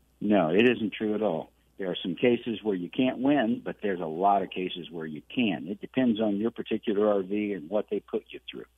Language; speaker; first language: English; native; English